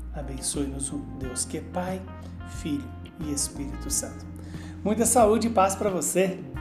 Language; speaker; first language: Portuguese; native; Portuguese